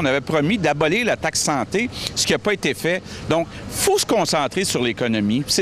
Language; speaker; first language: French; native; French